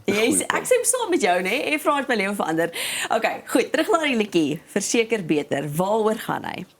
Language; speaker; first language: Afrikaans; native; Afrikaans